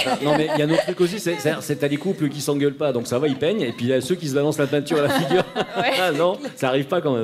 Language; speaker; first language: French; native; French